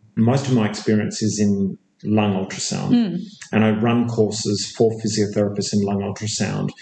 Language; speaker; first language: English; native; English